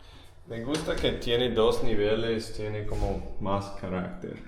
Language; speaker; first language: Spanish; non-native, learner; English